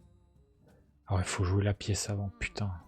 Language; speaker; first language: French; native; French